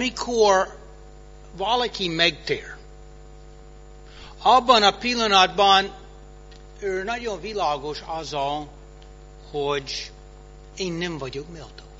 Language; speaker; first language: Hungarian; non-native, fluent; English